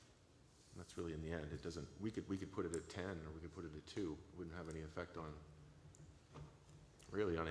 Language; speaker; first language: English; native; English